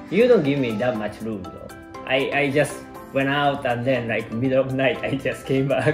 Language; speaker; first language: English; non-native, fluent; Japanese